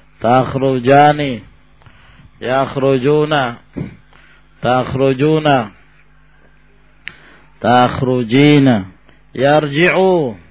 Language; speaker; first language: Arabic; non-native, fluent; Indonesian